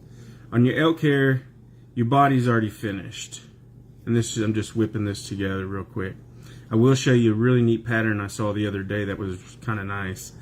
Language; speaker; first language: English; native; English